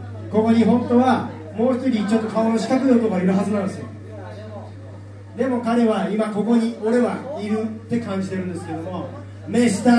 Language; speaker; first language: Japanese; native; Japanese